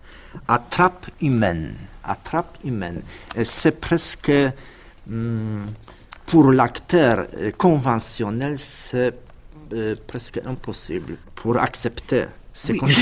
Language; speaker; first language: French; non-native, fluent; Polish